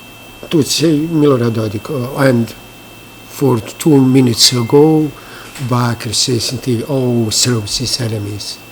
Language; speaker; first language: English; non-native, learner; Bosnian